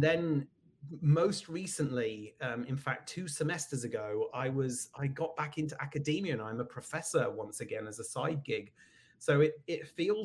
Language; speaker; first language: English; native; English